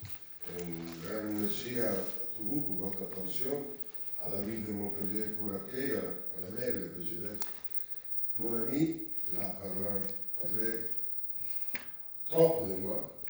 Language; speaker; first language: French; non-native, learner; Italian